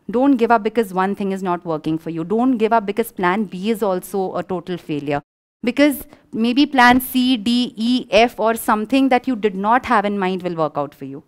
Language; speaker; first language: English; non-native, local second language; Malayalam